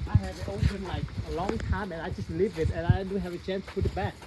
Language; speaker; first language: English; non-native, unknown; Vietnamese